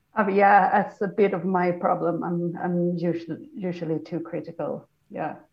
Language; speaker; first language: English; non-native, fluent; Swedish